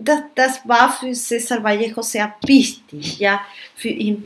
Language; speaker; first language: German; non-native, learner; Spanish